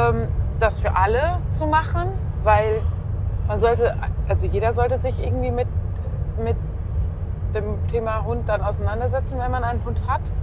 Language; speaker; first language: German; native; German